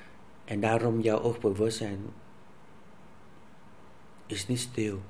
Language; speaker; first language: Dutch; non-native, fluent; Vietnamese